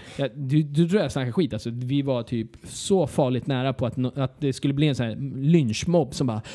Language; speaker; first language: Swedish; early bilingual, other home language; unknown